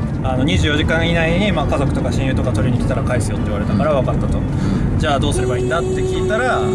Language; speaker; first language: Japanese; native; Japanese